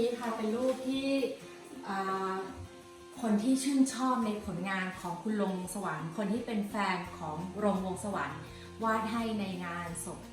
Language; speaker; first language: Thai; native; Thai